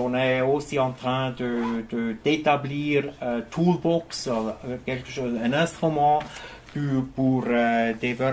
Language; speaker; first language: French; non-native, fluent; German